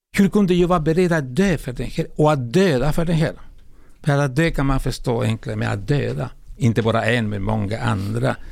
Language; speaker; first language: Swedish; non-native, fluent; Spanish